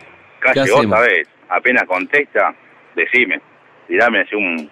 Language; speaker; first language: Spanish; native; Spanish